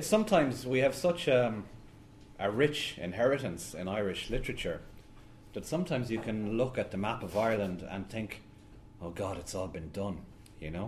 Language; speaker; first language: English; native; English